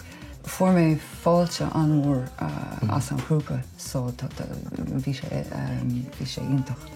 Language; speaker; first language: Irish; non-native, local second language; English